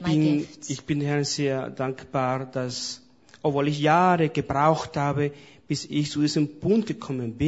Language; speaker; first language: German; non-native, fluent; Spanish